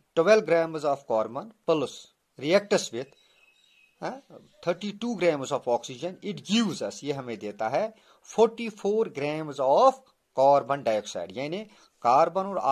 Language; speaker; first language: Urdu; non-native, local second language; Kashmiri